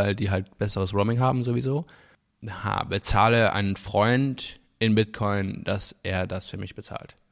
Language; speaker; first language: German; non-native, local second language; Luxembourgish